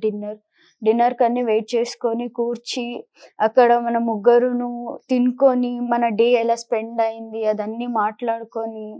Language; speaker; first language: Telugu; non-native, local second language; Kannada